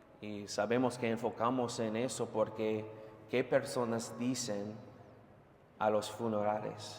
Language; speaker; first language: Spanish; non-native, fluent; English